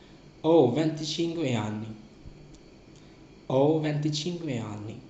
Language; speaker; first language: Italian; non-native, learner; Urdu